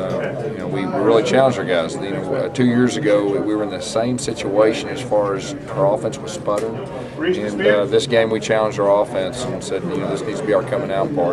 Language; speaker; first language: English; native; English